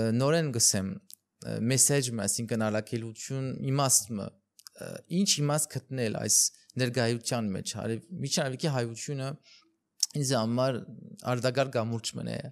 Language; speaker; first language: Armenian; early bilingual, heritage; Armenian